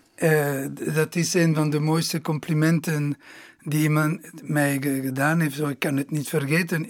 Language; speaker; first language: Dutch; non-native, local second language; Italian